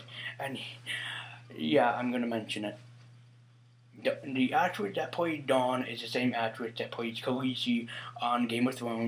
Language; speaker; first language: English; native; English